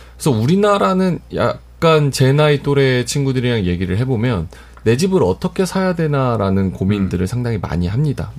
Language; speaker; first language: Korean; native; Korean